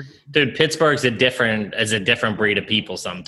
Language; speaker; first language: English; native; English